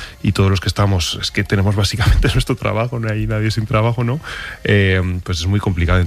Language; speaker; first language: Spanish; native; Spanish